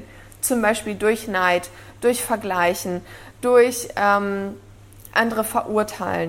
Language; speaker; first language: German; native; German